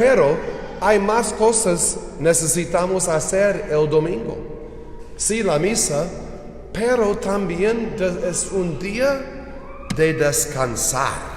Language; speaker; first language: Spanish; non-native, learner; English